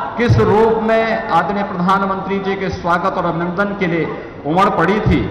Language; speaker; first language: Hindi; native; Hindi